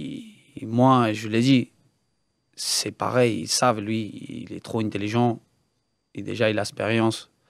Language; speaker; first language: French; non-native, learner; Spanish